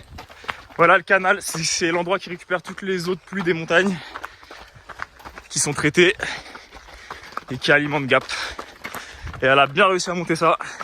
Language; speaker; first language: French; native; French